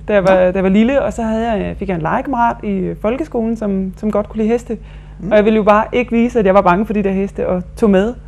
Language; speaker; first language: Danish; native; Danish